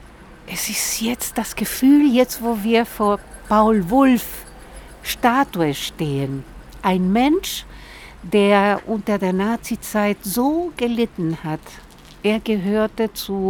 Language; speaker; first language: German; non-native, fluent; Spanish